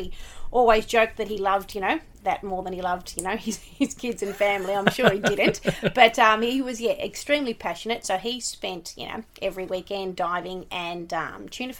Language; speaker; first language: English; native; English